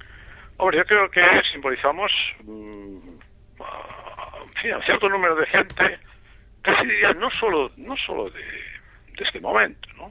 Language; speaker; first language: Spanish; native; Spanish